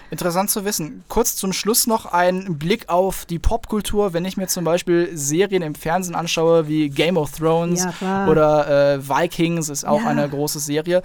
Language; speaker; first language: German; native; German